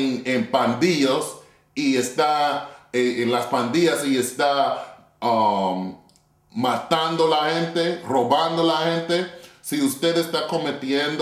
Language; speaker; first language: Spanish; non-native, fluent; English